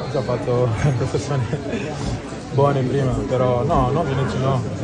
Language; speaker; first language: Italian; non-native, fluent; Portuguese